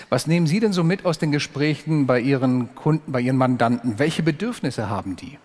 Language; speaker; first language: German; native; German